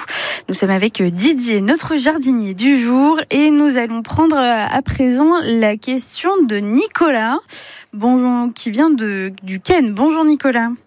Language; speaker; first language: French; native; French